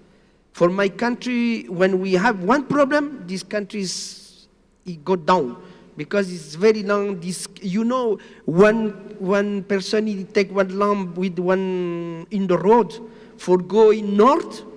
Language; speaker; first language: English; non-native, learner; Spanish